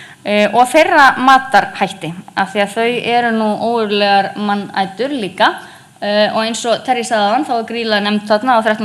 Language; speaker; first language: Icelandic; native; Icelandic